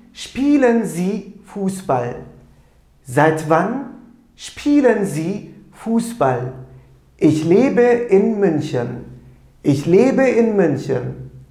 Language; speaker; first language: German; non-native, fluent; Turkish